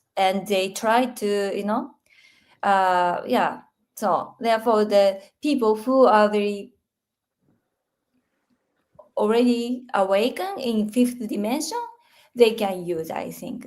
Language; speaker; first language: English; non-native, learner; Japanese